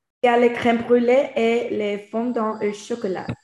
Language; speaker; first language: French; non-native, learner; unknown